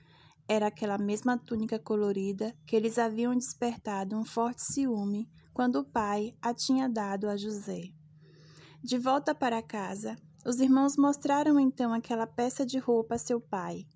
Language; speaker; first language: Portuguese; native; Portuguese